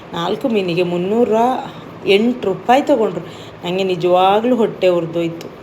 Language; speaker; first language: Kannada; non-native, local second language; Tulu